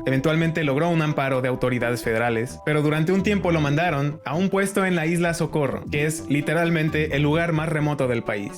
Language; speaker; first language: Spanish; native; Spanish